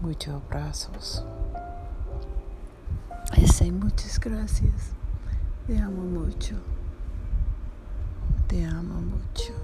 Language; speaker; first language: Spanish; non-native, learner; English